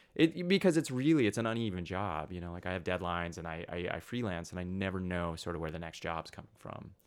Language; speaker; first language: English; native; English